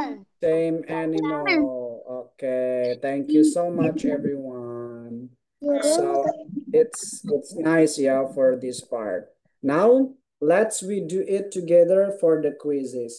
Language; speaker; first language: English; non-native, fluent; Indonesian